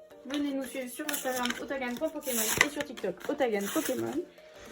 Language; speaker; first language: French; native; French